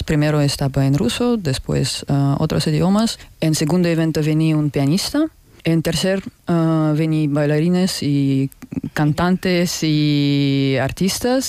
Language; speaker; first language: Spanish; non-native, fluent; Russian